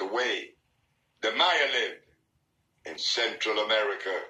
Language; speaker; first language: English; non-native, fluent; Spanish